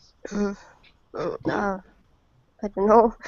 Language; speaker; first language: English; non-native, learner; Russian